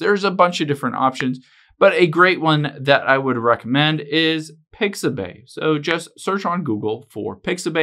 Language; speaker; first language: English; native; English